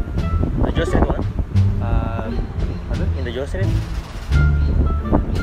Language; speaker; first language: English; non-native, learner; Indonesian